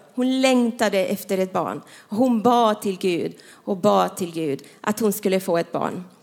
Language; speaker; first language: Swedish; non-native, fluent; Spanish